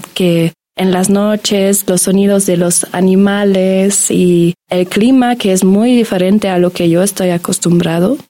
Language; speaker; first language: Spanish; non-native, fluent; German